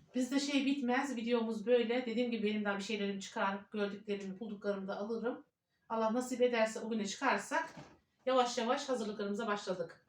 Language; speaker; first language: Turkish; native; Turkish